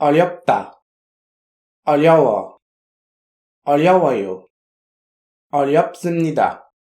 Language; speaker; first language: Korean; non-native, fluent; French